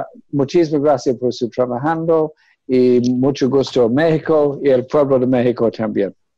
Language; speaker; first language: Spanish; non-native, learner; English